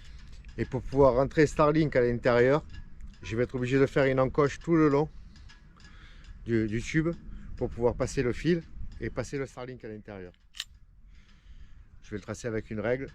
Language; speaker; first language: French; native; French